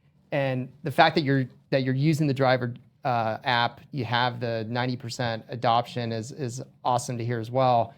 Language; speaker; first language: English; native; English